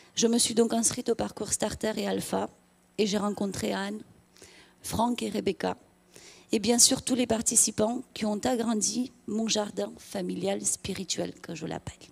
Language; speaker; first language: French; non-native, fluent; Romanian